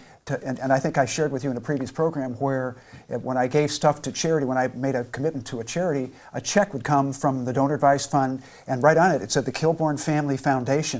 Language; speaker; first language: English; native; English